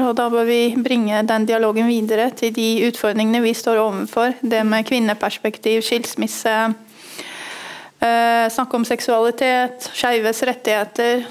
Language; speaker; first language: Norwegian; early bilingual, other home language; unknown